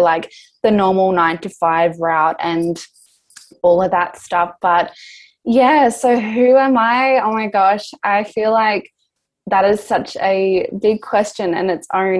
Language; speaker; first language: English; native; English